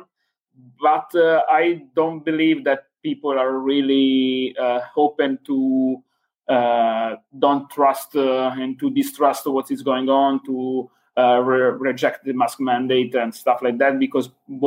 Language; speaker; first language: English; non-native, fluent; Italian